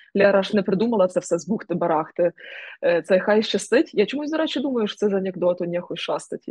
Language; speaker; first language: Ukrainian; native; Ukrainian